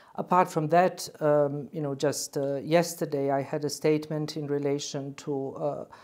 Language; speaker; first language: English; non-native, fluent; Bosnian